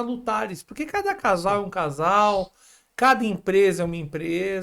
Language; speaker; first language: Portuguese; native; Portuguese